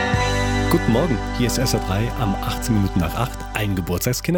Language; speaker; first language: German; native; German